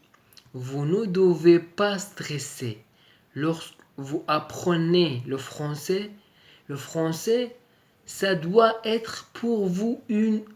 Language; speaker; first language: French; native; French